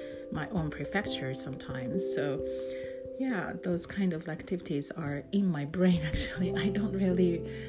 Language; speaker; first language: English; non-native, fluent; Japanese